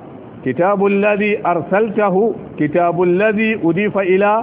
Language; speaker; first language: Arabic; non-native, fluent; Hausa